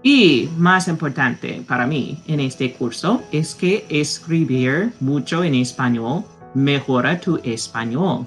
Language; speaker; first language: Spanish; non-native, fluent; English